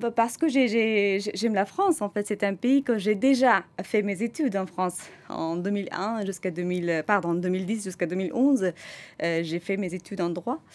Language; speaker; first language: French; non-native, fluent; Persian